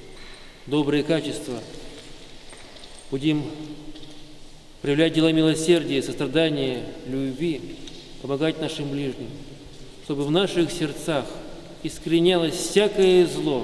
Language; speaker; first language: Russian; native; Russian